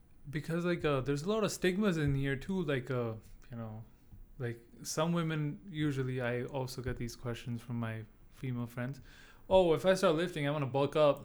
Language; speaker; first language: English; non-native, local second language; Punjabi